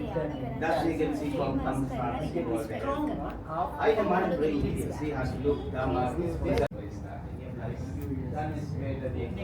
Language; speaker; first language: German; non-native, learner; Sinhala